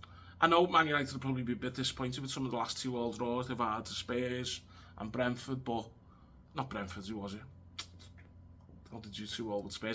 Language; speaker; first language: English; native; English